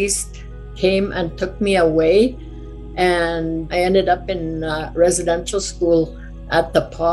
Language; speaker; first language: English; non-native, fluent; Cree